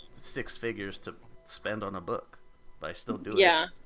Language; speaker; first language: English; native; English